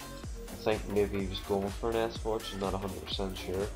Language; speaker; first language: English; native; English